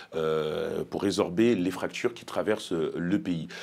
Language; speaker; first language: French; native; French